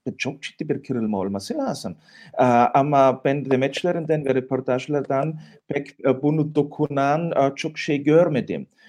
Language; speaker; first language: Turkish; non-native, fluent; German